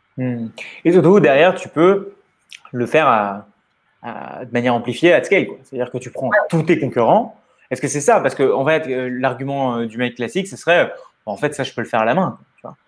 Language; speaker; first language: French; native; French